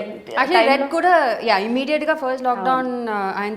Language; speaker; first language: Telugu; non-native, learner; Tamil